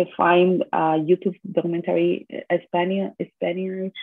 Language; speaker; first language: English; non-native, learner; Spanish